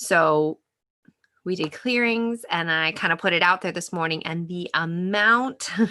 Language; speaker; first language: English; native; English